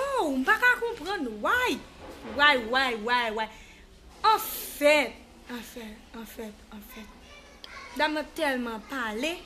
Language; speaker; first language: French; non-native, learner; Haitian Creole